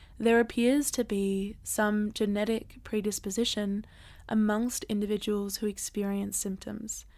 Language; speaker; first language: English; native; English